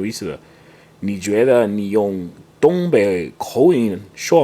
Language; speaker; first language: Chinese; non-native, learner; English